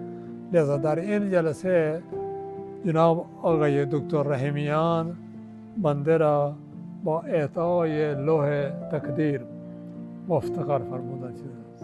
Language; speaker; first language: Persian; non-native, fluent; Urdu